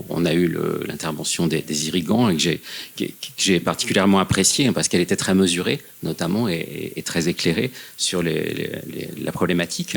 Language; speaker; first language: French; native; French